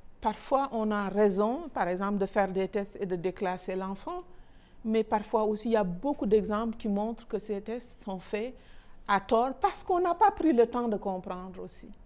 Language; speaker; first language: French; non-native, local second language; Wolof